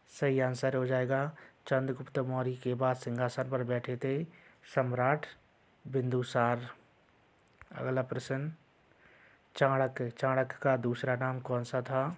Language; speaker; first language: Hindi; native; Hindi